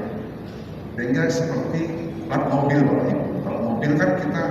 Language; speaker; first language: Indonesian; native; Indonesian